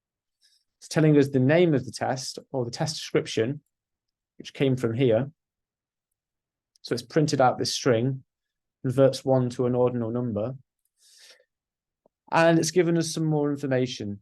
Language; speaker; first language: English; native; English